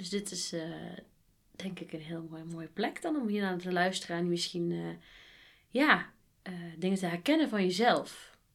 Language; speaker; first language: Dutch; native; Dutch